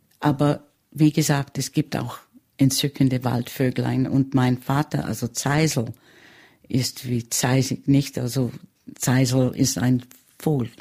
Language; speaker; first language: German; early bilingual, heritage; German